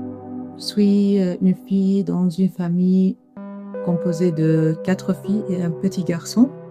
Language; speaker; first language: French; non-native, learner; Arabic